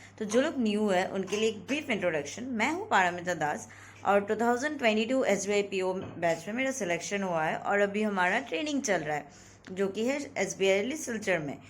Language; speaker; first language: Hindi; non-native, local second language; Bangla